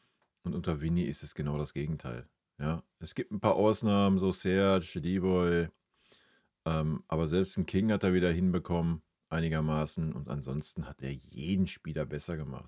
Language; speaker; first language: German; native; German